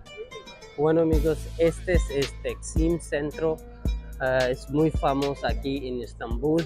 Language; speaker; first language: Spanish; non-native, learner; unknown